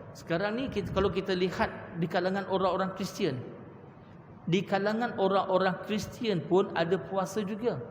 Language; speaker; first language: Malay; non-native, local second language; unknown